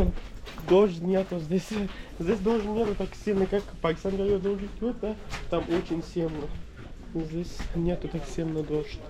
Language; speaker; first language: Russian; non-native, learner; Urdu